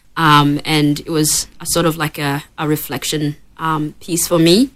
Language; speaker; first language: English; early bilingual, other home language; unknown